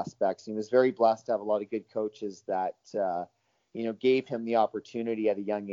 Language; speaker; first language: English; native; English